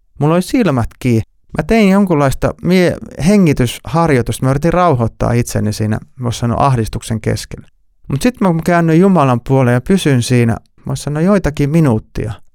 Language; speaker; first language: Finnish; native; Finnish